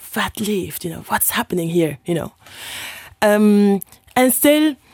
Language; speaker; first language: English; non-native, fluent; Luxembourgish